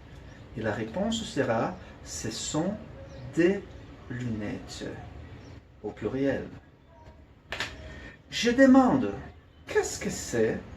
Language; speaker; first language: French; non-native, fluent; Portuguese